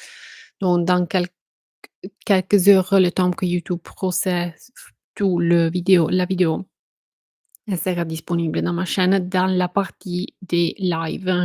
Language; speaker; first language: French; non-native, fluent; Italian